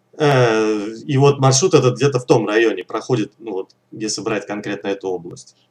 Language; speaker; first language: Russian; native; Russian